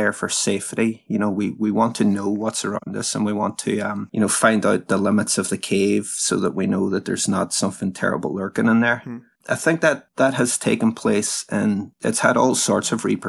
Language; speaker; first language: English; native; English